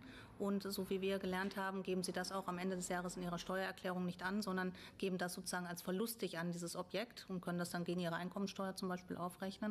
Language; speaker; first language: German; native; German